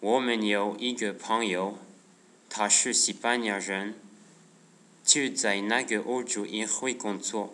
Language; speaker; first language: Chinese; non-native, learner; French